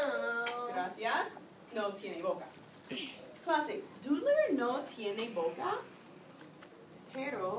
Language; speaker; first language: Spanish; non-native, learner; English